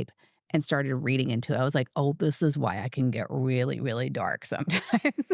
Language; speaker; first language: English; native; English